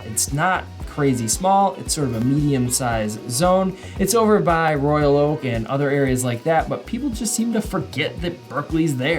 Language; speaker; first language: English; native; English